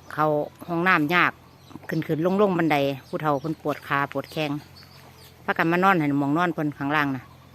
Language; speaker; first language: Thai; native; Thai